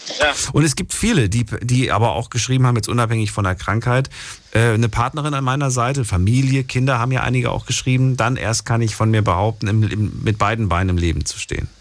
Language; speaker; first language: German; native; German